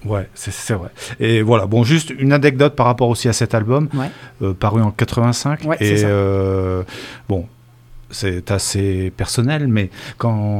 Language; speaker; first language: French; native; French